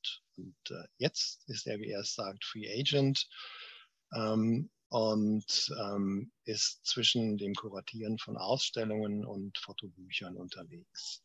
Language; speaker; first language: German; native; German